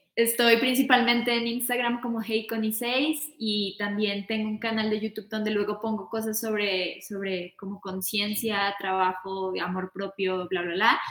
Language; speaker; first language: Spanish; native; Spanish